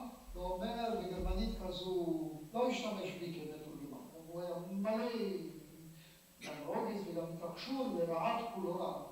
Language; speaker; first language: Hebrew; non-native, fluent; Polish